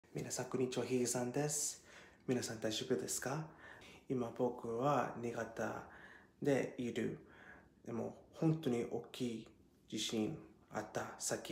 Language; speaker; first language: Japanese; non-native, learner; English